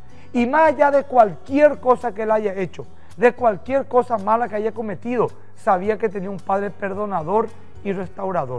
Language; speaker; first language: Spanish; native; Spanish